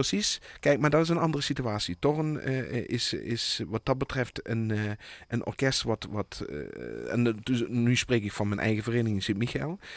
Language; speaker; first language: Dutch; native; Dutch